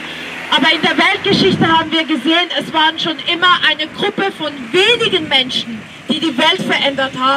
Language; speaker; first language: German; early bilingual, other home language; Tibetan